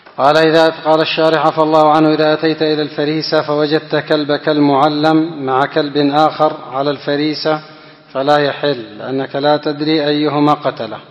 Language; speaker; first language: Arabic; non-native, fluent; Indonesian